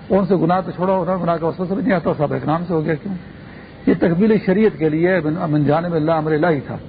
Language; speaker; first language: Urdu; non-native, local second language; Pashto